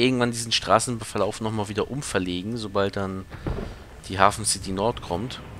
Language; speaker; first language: German; native; German